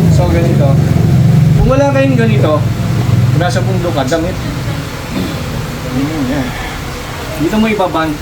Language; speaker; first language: Filipino; native; Filipino